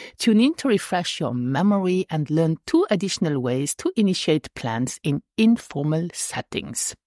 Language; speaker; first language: English; non-native, fluent; Luxembourgish